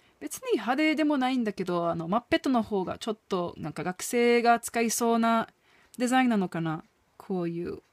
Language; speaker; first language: Japanese; non-native, fluent; English